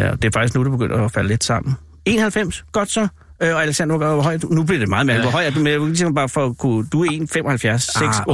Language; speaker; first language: Danish; native; Danish